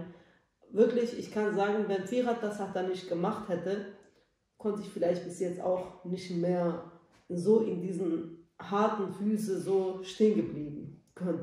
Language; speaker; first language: German; non-native, learner; Turkish